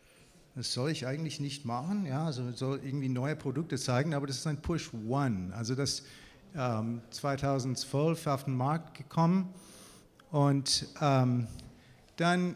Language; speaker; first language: German; non-native, fluent; English